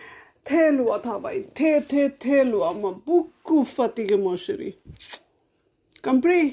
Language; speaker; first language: French; non-native, learner; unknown